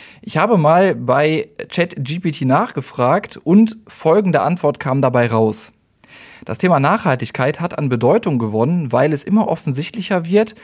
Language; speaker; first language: German; native; German